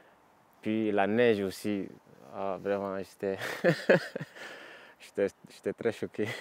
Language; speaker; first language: French; non-native, local second language; Bambara